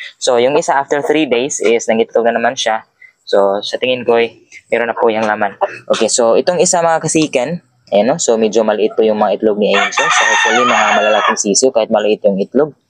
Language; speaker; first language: Filipino; non-native, local second language; Cebuano